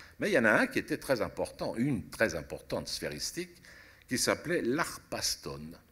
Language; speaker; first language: French; early bilingual, other home language; Italian